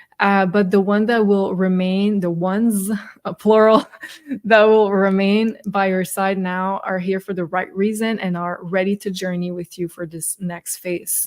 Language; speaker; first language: English; non-native, fluent; French